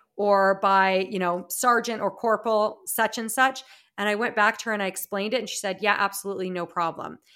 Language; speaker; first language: English; native; English